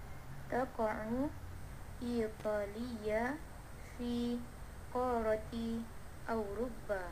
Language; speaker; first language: Arabic; non-native, learner; Malay